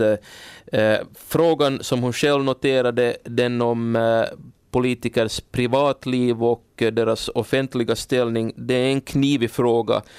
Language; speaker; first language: Swedish; native; Swedish